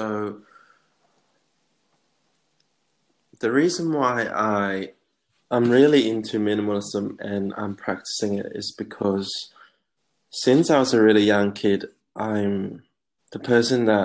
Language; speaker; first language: English; non-native, local second language; Cantonese